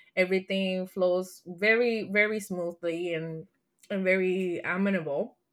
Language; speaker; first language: English; non-native, fluent; Spanish